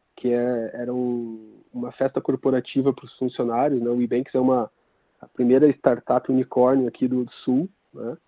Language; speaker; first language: Portuguese; native; Portuguese